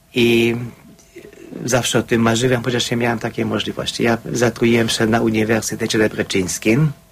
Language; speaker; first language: Polish; non-native, fluent; Hungarian